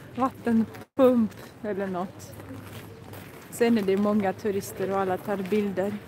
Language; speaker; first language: Swedish; non-native, fluent; Russian